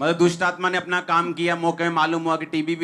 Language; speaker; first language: Hindi; native; Hindi